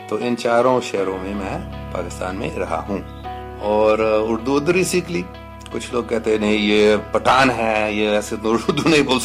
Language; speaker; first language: Hindi; non-native, local second language; English